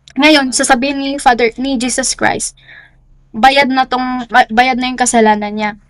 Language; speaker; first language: Filipino; native; Filipino